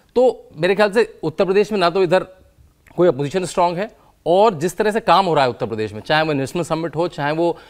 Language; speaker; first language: Hindi; native; Hindi